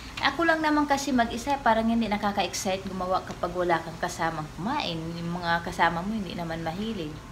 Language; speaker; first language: Filipino; non-native, local second language; Cebuano